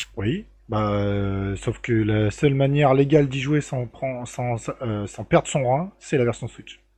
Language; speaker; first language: French; native; French